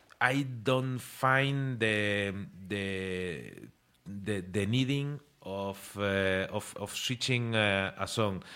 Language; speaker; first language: English; non-native, learner; Spanish